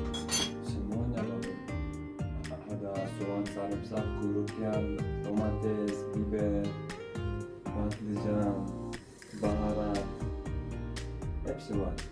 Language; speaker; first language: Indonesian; non-native, learner; Turkish